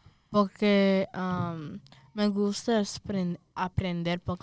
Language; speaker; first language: Spanish; early bilingual, heritage; Spanish